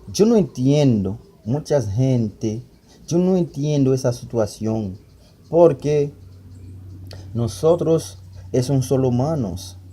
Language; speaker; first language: Spanish; non-native, learner; Haitian Creole